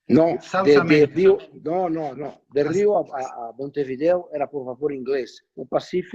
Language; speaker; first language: Spanish; non-native, fluent; Portuguese